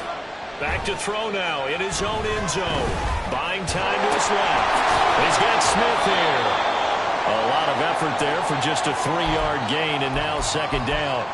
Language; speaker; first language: English; native; English